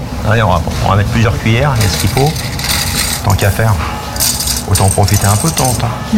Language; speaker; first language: French; native; French